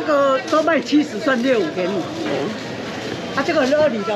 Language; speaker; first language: Chinese; native; Chinese